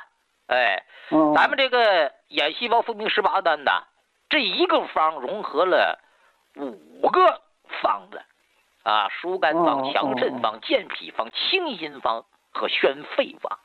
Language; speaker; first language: Chinese; native; Chinese